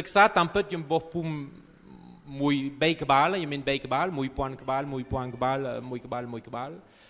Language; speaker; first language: Khmer; non-native, fluent; French